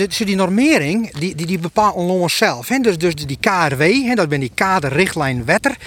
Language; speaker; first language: Dutch; native; Dutch